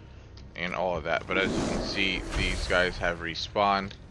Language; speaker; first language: English; native; English